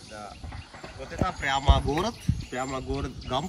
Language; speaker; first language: Russian; non-native, learner; Sinhala